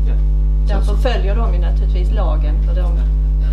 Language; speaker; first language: Swedish; native; Swedish